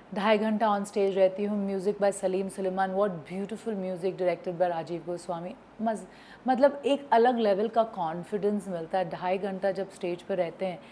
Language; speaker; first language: Hindi; native; Hindi